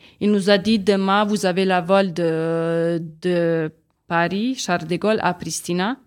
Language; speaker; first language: French; non-native, learner; Serbian